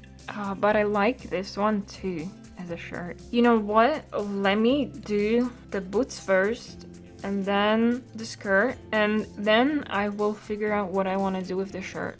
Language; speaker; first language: English; non-native, fluent; Polish